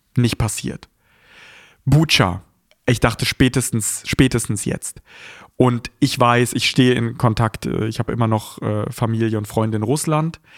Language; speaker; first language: German; early bilingual, other home language; Russian